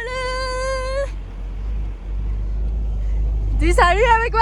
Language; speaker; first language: French; non-native, fluent; Chinese